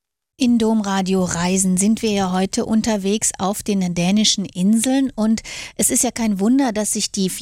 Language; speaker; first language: German; native; German